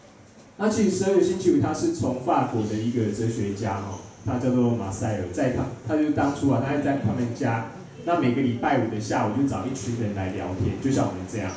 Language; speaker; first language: Chinese; native; Chinese